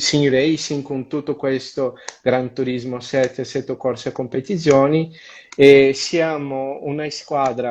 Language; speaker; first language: Italian; non-native, learner; Portuguese